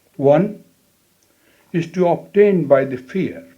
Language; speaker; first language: English; non-native, local second language; Hindi